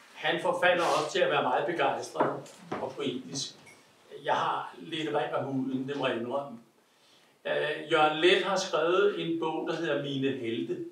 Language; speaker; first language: Danish; native; Danish